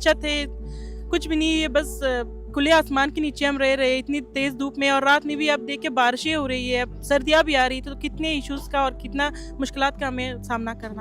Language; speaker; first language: Urdu; non-native, fluent; Persian